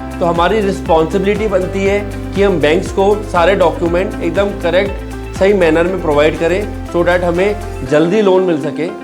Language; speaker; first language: Hindi; native; Hindi